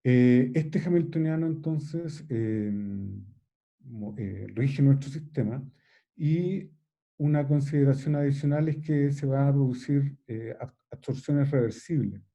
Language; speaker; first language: Spanish; native; Spanish